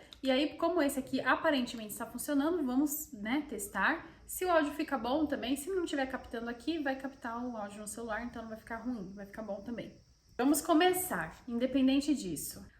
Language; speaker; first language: Portuguese; native; Portuguese